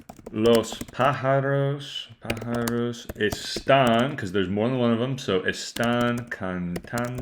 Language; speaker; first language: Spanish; non-native, fluent; English